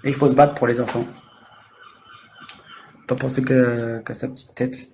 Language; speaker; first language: French; native; French